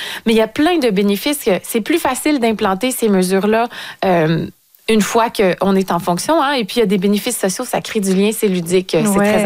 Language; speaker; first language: French; native; French